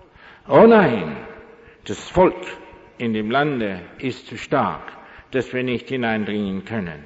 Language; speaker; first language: German; non-native, fluent; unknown